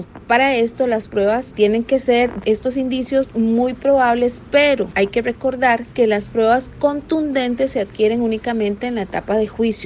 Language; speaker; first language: Spanish; native; Spanish